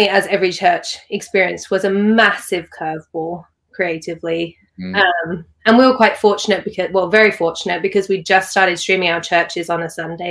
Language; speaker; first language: English; native; English